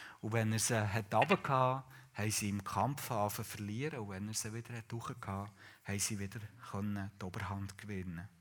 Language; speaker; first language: German; native; German